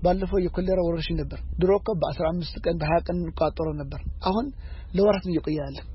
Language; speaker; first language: Amharic; non-native, local second language; Tigrinya